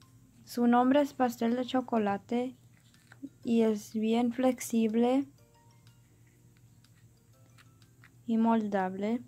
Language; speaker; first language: Spanish; early bilingual, heritage; Spanish